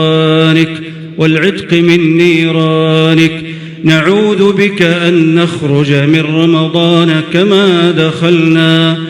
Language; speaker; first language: Arabic; native; Arabic